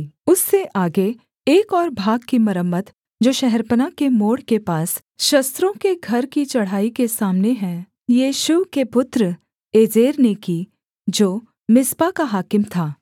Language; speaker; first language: Hindi; native; Hindi